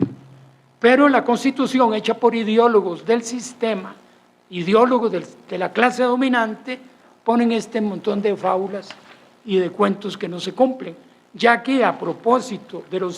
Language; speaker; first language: Spanish; native; Spanish